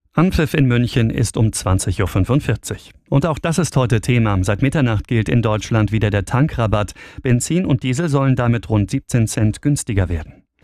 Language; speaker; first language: German; native; German